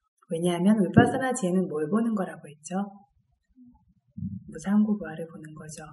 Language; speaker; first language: Korean; native; Korean